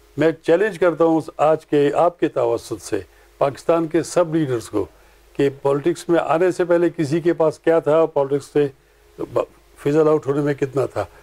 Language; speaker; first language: Urdu; non-native, local second language; Pashto